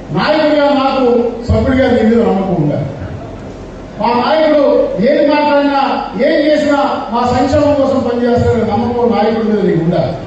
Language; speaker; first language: Telugu; native; Telugu